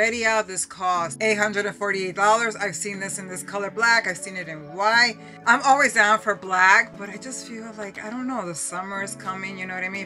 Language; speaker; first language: English; early bilingual, other home language; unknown